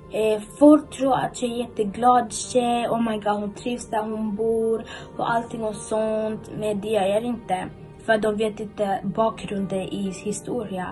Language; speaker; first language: Swedish; early bilingual, other home language; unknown